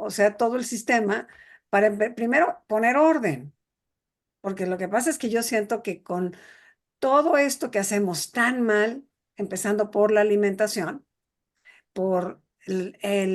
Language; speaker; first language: Spanish; native; Spanish